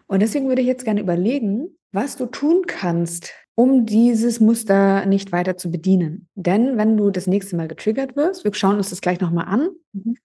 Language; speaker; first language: German; native; German